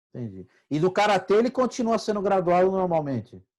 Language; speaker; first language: Portuguese; native; Portuguese